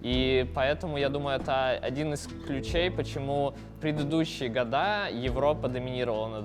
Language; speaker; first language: Russian; native; Russian